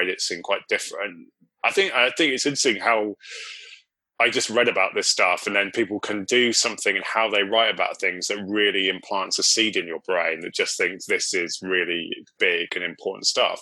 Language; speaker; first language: English; native; English